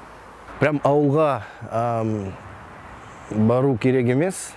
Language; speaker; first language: Kazakh; non-native, local second language; Russian